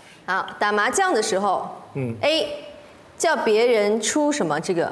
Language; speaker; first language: Chinese; native; Chinese